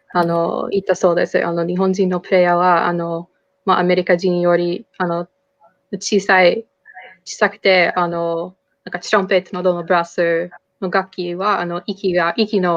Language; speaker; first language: Japanese; non-native, fluent; English